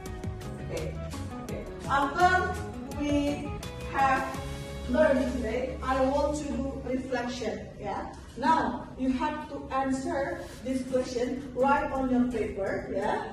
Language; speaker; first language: English; non-native, fluent; Indonesian